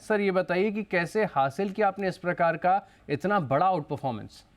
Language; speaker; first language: Hindi; native; Hindi